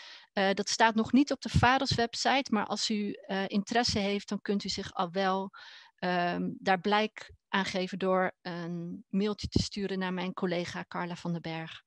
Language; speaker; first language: Dutch; native; Dutch